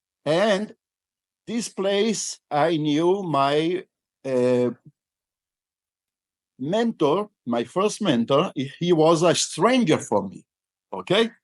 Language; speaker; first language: English; non-native, fluent; Portuguese